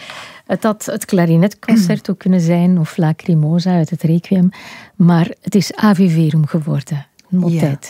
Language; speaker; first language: Dutch; native; Dutch